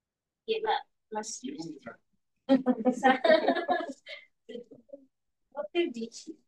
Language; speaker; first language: French; non-native, learner; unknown